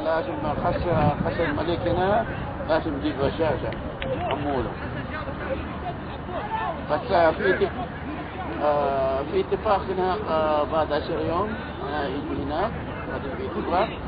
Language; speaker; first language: Arabic; non-native, learner; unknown